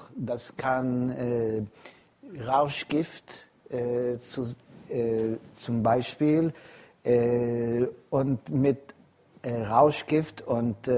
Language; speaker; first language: German; non-native, fluent; English